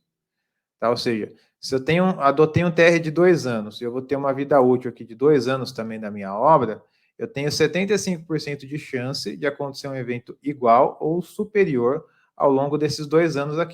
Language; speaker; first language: Portuguese; native; Portuguese